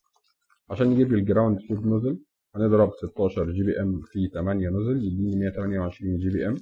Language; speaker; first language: Arabic; native; Arabic